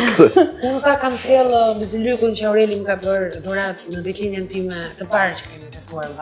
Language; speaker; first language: Albanian; native; Albanian